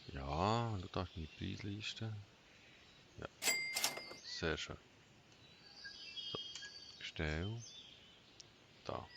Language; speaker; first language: German; native; German